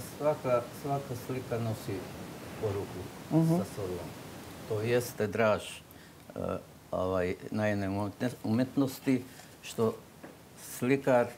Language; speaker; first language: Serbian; non-native, local second language; Slovak